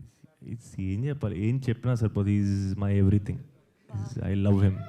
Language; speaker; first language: Telugu; native; Telugu